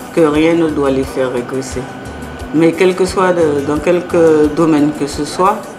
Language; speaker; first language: French; native; French